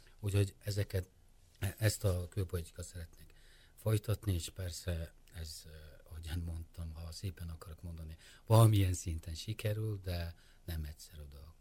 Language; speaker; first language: Hungarian; non-native, fluent; Mongolian